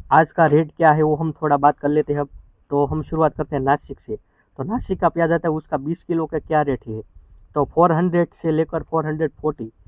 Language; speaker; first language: Hindi; non-native, local second language; Gujarati